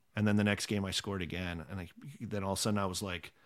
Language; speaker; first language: English; native; English